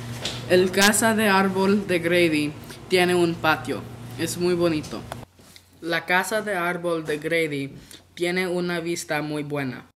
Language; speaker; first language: Spanish; non-native, learner; English